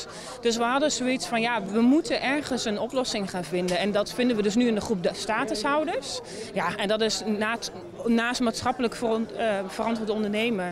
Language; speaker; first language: Dutch; native; Dutch